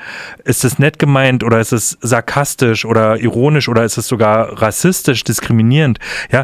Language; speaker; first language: German; native; German